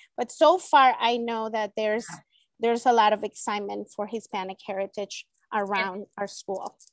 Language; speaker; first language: English; non-native, fluent; Spanish